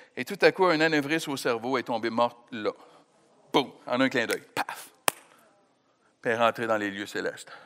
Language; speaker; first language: French; native; French